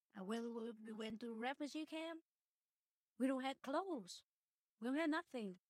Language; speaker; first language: English; early bilingual, other home language; Vietnamese